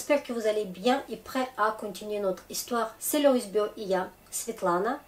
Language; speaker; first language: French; non-native, fluent; Russian